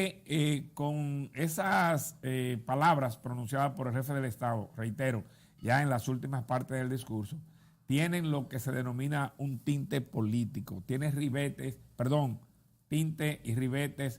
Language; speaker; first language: Spanish; native; Spanish